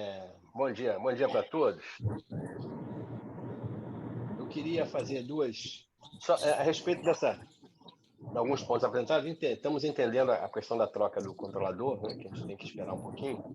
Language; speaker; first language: Portuguese; native; Portuguese